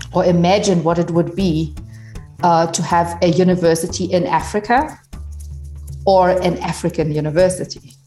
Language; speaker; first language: English; non-native, fluent; German